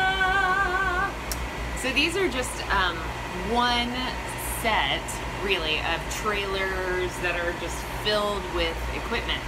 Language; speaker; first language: English; native; English